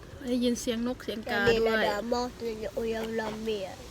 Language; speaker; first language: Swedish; non-native, learner; Thai